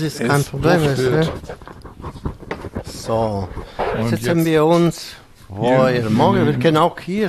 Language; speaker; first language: German; non-native, fluent; Italian